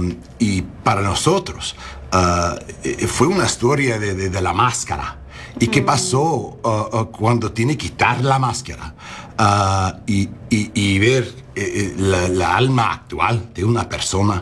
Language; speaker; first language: Spanish; non-native, learner; English